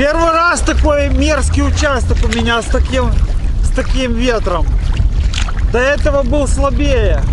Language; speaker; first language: Russian; native; Russian